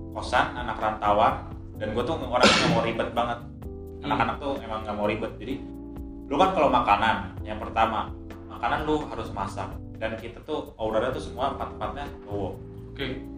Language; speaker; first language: Indonesian; native; Indonesian